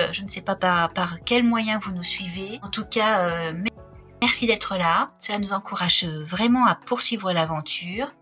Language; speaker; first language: French; native; French